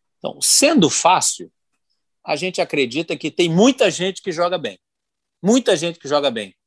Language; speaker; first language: Portuguese; native; Portuguese